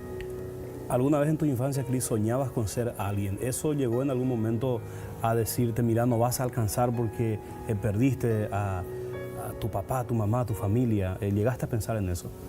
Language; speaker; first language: Spanish; native; Spanish